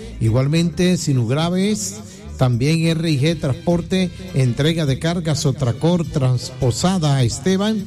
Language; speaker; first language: Spanish; native; Spanish